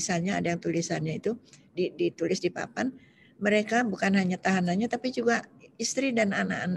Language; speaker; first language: Indonesian; native; Indonesian